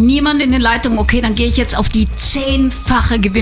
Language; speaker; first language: German; native; German